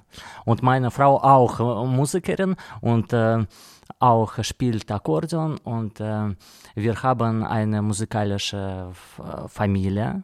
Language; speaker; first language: German; non-native, learner; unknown